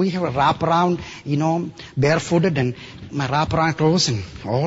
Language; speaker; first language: English; non-native, local second language; Malayalam